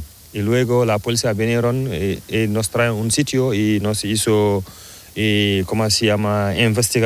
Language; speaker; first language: Spanish; non-native, learner; Fula